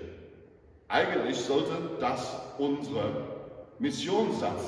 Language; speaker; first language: German; non-native, fluent; English